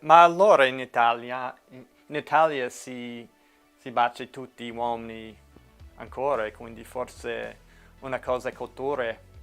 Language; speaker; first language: Italian; non-native, learner; English